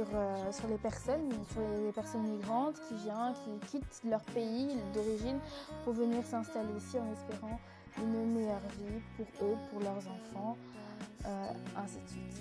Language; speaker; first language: French; native; French